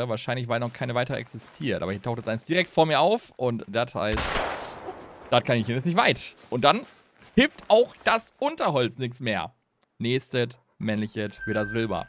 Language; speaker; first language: German; native; German